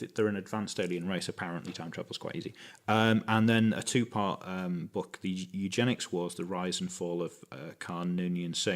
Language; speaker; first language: English; native; English